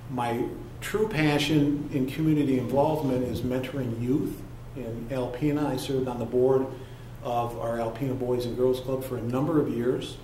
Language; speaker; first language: English; native; English